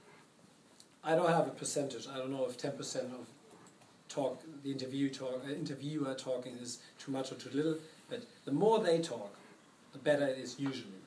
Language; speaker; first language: English; non-native, fluent; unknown